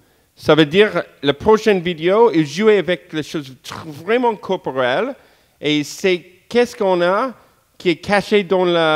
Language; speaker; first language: French; non-native, fluent; English